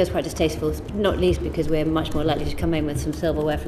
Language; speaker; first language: English; native; English